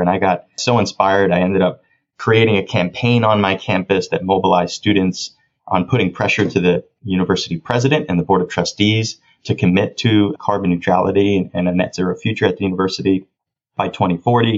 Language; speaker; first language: English; native; English